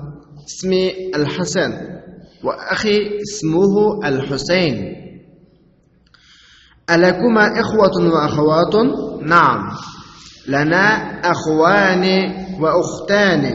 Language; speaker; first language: Arabic; non-native, fluent; Uyghur